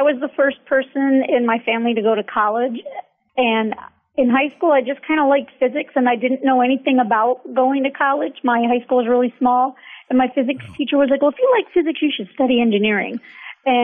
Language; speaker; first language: English; native; English